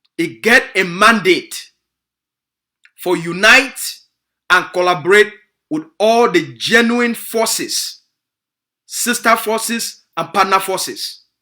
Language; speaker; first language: Nigerian Pidgin; native; Nigerian Pidgin